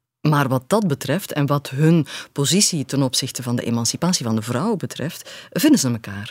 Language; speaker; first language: Dutch; native; Dutch